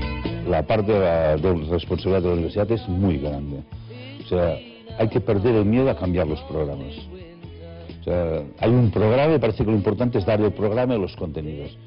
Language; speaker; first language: Spanish; native; Spanish